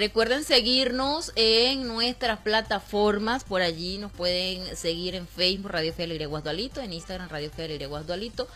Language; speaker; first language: Spanish; native; Spanish